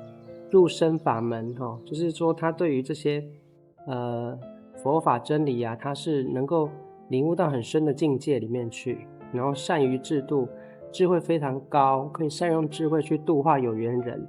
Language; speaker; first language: Chinese; native; Chinese